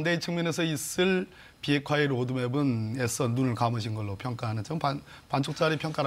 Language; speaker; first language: Korean; native; Korean